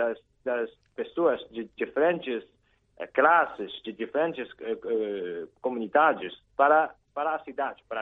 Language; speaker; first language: Portuguese; non-native, fluent; Chinese